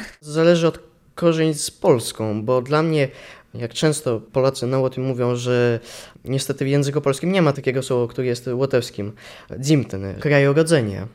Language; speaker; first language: Polish; non-native, local second language; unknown